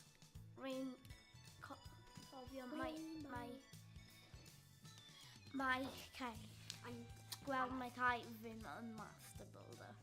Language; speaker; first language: Welsh; non-native, local second language; English